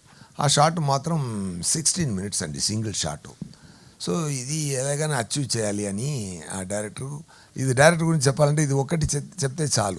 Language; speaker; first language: Telugu; non-native, fluent; Tamil